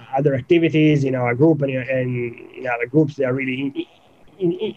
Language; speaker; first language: English; non-native, fluent; Italian